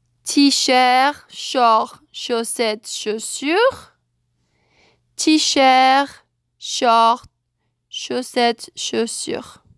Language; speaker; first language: French; non-native, fluent; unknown